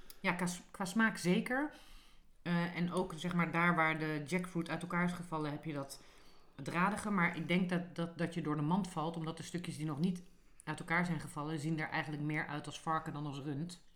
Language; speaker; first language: Dutch; native; Dutch